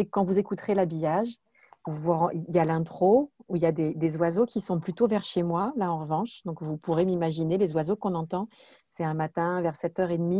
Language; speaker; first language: French; native; French